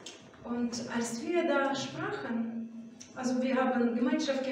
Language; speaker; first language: German; non-native, fluent; Russian